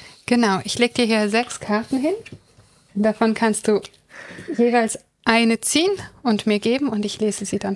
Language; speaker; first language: German; native; German